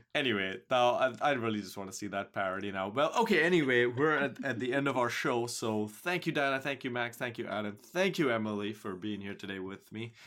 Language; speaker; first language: English; non-native, local second language; Hindi